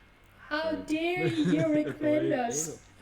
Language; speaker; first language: English; non-native, fluent; Japanese